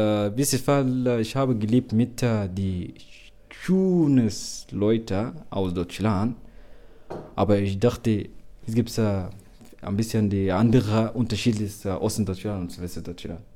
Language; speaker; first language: German; non-native, learner; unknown